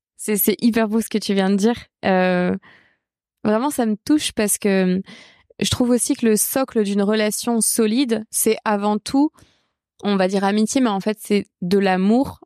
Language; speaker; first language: French; native; French